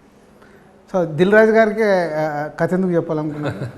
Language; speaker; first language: Telugu; native; Telugu